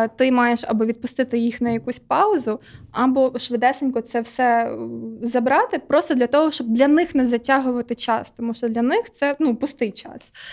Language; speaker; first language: Ukrainian; non-native, local second language; Russian